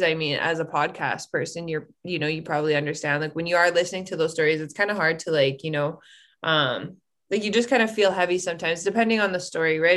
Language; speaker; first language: English; native; English